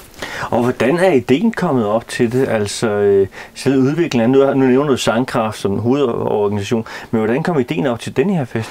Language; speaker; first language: Danish; native; Danish